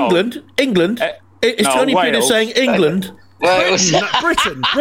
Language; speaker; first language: English; native; English